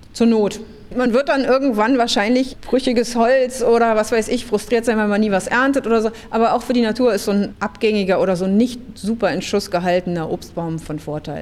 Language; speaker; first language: German; native; German